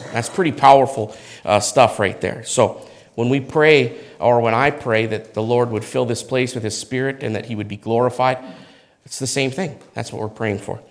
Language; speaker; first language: English; native; English